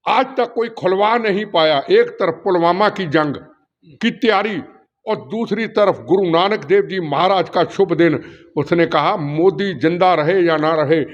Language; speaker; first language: Hindi; non-native, local second language; Punjabi